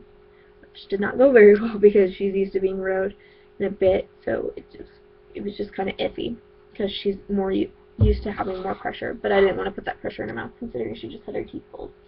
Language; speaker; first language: English; native; English